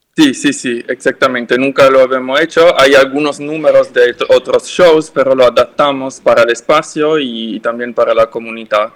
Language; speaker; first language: Spanish; non-native, fluent; French